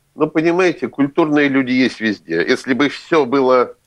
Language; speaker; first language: Russian; native; Russian